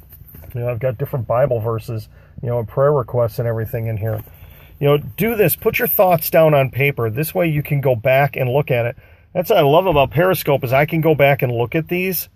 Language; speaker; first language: English; native; English